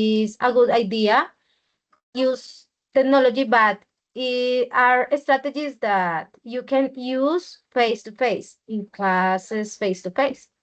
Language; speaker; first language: English; non-native, learner; Spanish